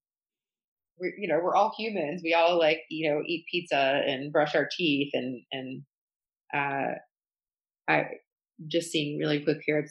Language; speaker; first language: English; native; English